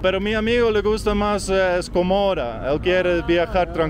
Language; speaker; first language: Spanish; non-native, learner; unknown